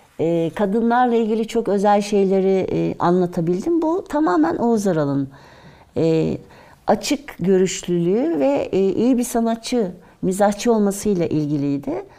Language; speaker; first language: Turkish; native; Turkish